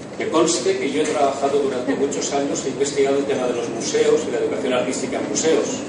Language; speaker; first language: Spanish; non-native, local second language; Catalan